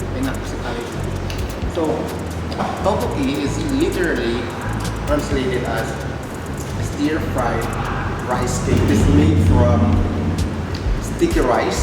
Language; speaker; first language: English; non-native, local second language; Filipino